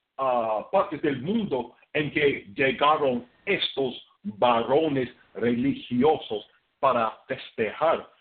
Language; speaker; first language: Spanish; non-native, fluent; English